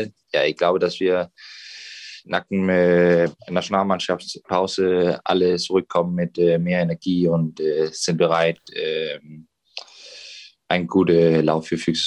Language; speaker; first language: German; non-native, fluent; Danish